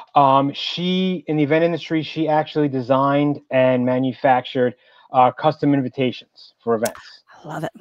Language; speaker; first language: English; native; English